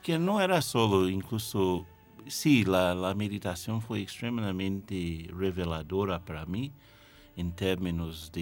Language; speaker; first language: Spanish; non-native, fluent; English